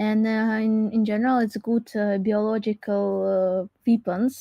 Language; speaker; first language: English; non-native, learner; Crimean Tatar